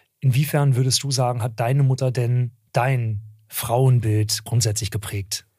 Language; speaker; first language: German; early bilingual, other home language; Turkish